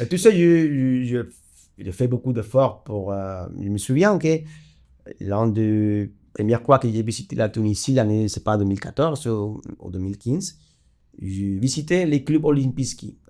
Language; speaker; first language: French; non-native, fluent; Spanish